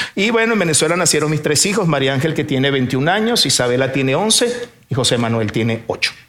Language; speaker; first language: Spanish; early bilingual, other home language; Portuguese